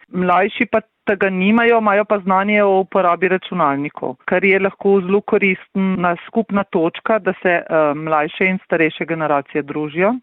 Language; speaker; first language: Slovenian; native; Slovenian